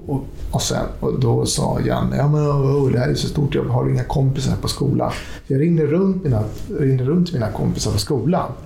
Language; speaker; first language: Swedish; native; Swedish